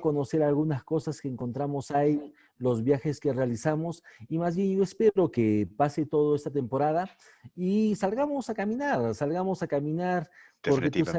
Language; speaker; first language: Spanish; native; Spanish